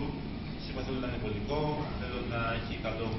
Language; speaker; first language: Greek; early bilingual, other home language; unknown